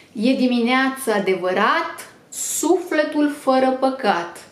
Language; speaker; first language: Portuguese; non-native, fluent; Romanian